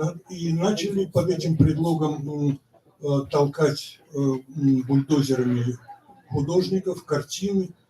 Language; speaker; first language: Russian; native; Russian